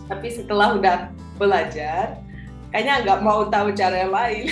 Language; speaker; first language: Indonesian; non-native, fluent; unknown